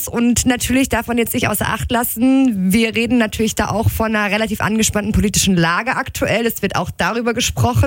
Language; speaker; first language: German; native; German